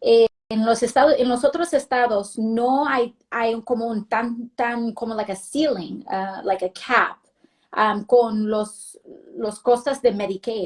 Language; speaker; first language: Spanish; early bilingual, heritage; Spanish